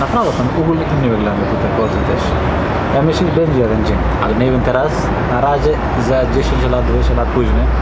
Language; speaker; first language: Polish; non-native, learner; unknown